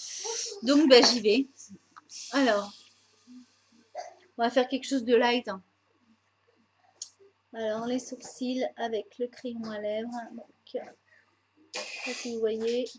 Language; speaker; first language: French; native; French